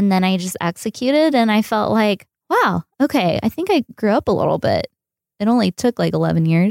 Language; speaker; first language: English; native; English